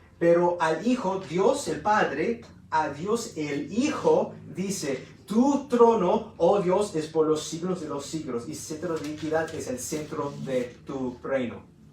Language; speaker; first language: Spanish; early bilingual, heritage; Spanish